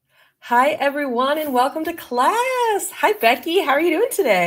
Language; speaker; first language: English; native; English